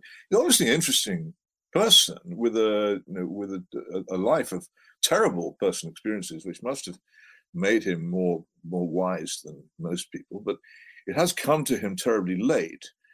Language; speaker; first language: English; native; English